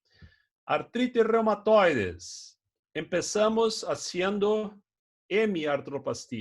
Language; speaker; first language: Spanish; non-native, fluent; Portuguese